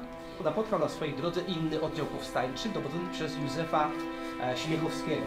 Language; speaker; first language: Polish; native; Polish